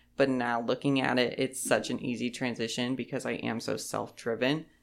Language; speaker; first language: English; native; English